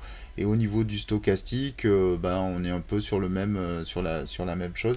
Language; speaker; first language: French; native; French